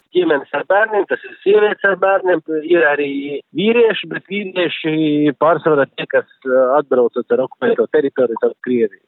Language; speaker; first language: Latvian; non-native, local second language; Russian